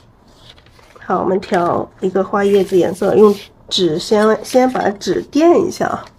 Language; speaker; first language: Chinese; native; Chinese